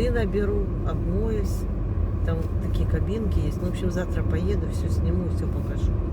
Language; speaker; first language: Russian; native; Russian